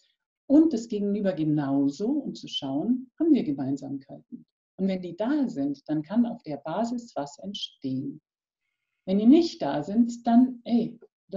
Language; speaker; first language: German; native; German